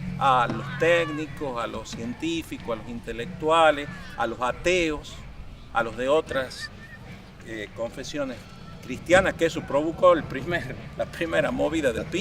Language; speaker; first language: Spanish; native; Spanish